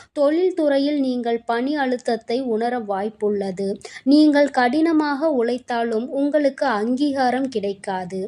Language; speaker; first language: Tamil; native; Tamil